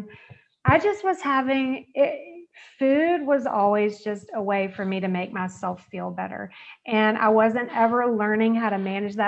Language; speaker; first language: English; native; English